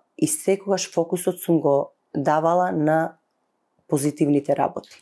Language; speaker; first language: Macedonian; native; Macedonian